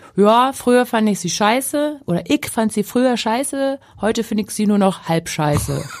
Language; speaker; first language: German; native; German